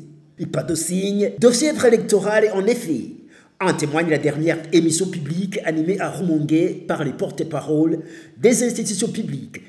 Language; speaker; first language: French; non-native, local second language; Rundi